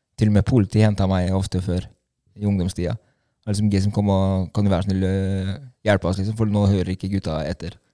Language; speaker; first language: Norwegian; early bilingual, other home language; Albanian